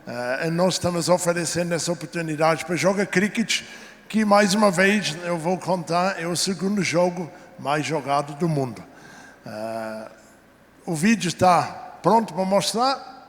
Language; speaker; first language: Portuguese; non-native, fluent; English